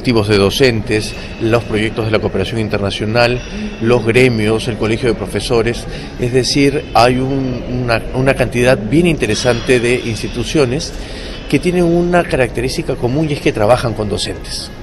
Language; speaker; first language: Spanish; native; Spanish